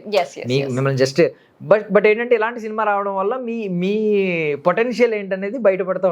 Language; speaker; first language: Telugu; native; Telugu